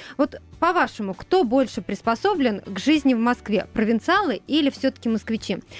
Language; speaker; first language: Russian; native; Russian